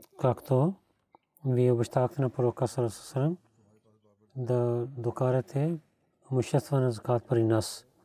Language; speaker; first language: Bulgarian; non-native, learner; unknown